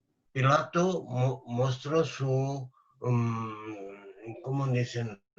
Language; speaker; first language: Spanish; non-native, learner; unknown